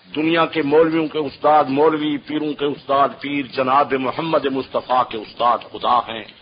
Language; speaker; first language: Urdu; non-native, local second language; Saraiki